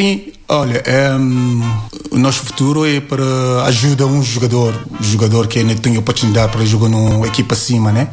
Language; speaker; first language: Portuguese; non-native, learner; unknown